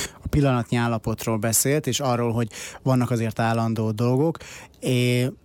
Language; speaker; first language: Hungarian; native; Hungarian